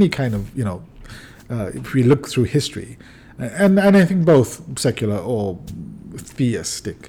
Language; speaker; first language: English; native; English